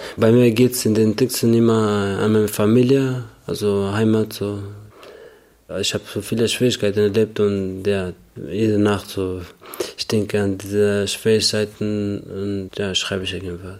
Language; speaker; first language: German; non-native, learner; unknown